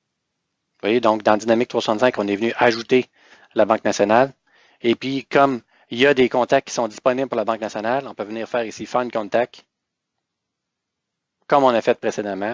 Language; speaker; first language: French; native; French